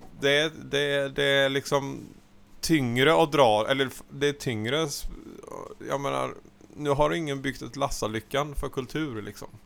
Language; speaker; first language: Swedish; native; Swedish